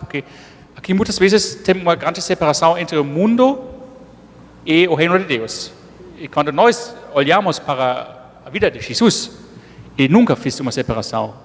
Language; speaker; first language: Portuguese; non-native, fluent; German